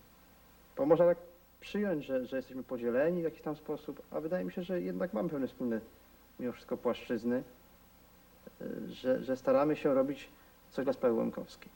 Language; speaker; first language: Polish; non-native, local second language; Rusyn